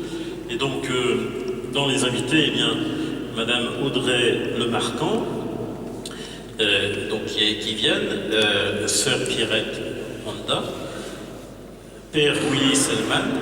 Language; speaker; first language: French; native; French